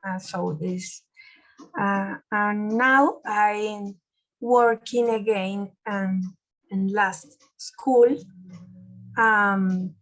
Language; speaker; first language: English; non-native, learner; Spanish